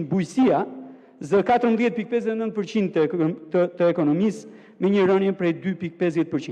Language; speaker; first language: Albanian; native; Albanian